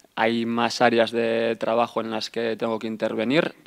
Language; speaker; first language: Spanish; native; Spanish